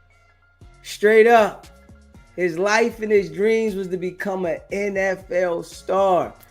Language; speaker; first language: English; native; English